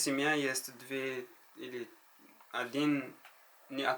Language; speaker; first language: Russian; non-native, learner; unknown